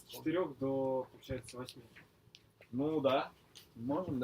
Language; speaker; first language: Russian; native; Russian